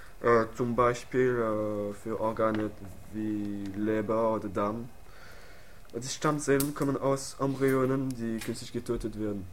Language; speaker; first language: German; non-native, learner; French